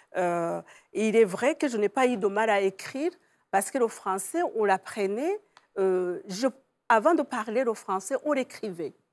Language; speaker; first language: French; non-native, local second language; Kinyarwanda